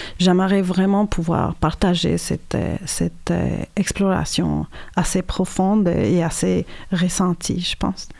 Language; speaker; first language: French; non-native, fluent; Spanish